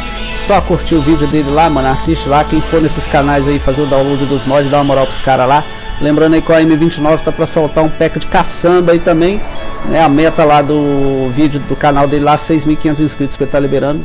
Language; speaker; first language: Portuguese; native; Portuguese